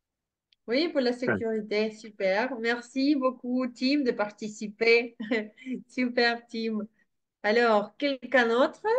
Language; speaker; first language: French; non-native, fluent; Spanish